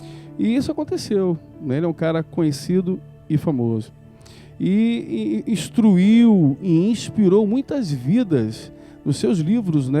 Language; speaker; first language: Portuguese; native; Portuguese